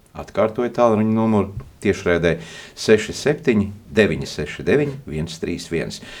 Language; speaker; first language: Latvian; native; Latvian